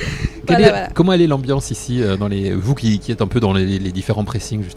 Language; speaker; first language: French; native; French